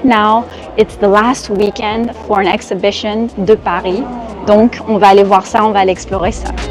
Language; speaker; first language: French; non-native, fluent; English